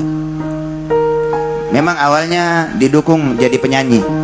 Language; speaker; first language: Indonesian; native; Indonesian